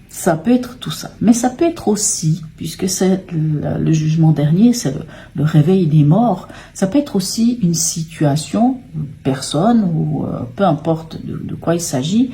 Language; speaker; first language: French; native; French